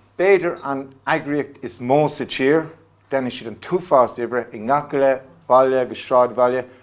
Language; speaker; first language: Irish; non-native, local second language; English